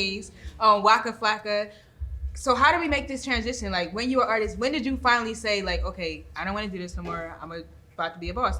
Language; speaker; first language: English; native; English